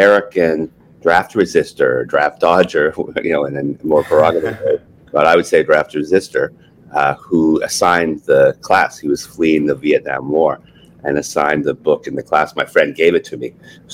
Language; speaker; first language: English; native; English